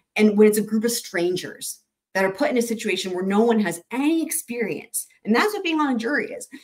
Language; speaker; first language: English; native; English